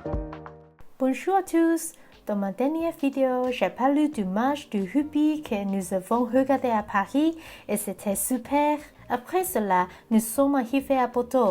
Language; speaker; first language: French; non-native, learner; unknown